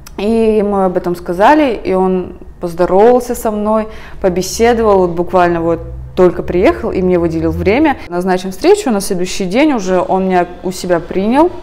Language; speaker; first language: Russian; native; Russian